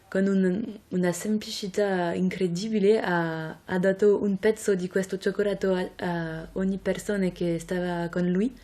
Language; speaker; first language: Italian; non-native, fluent; French